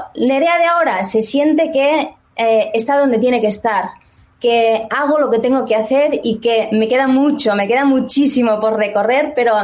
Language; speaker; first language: Spanish; native; Spanish